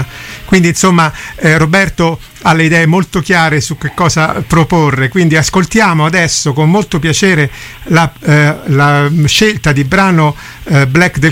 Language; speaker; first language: Italian; native; Italian